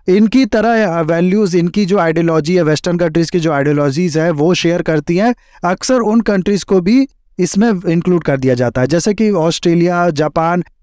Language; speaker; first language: Hindi; native; Hindi